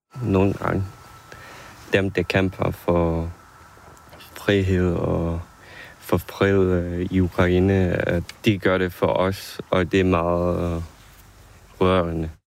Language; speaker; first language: Danish; non-native, fluent; Ukrainian